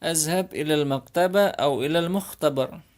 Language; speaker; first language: Arabic; non-native, fluent; Indonesian